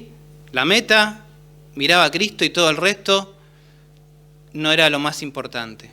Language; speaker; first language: Spanish; native; Spanish